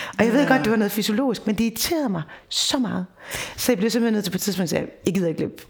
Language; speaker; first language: Danish; native; Danish